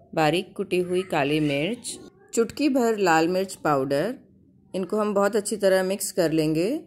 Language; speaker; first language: Hindi; native; Hindi